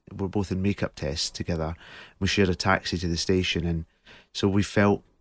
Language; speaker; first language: English; native; English